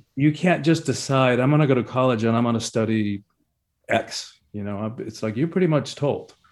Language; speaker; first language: English; early bilingual, other home language; Spanish